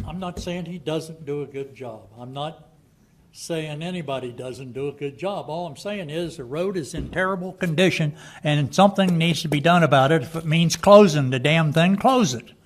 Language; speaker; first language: English; native; English